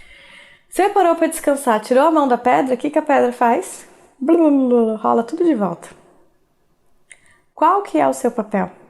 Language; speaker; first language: Portuguese; native; Portuguese